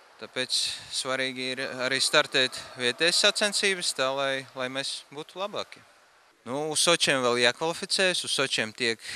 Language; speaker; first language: Latvian; non-native, local second language; Russian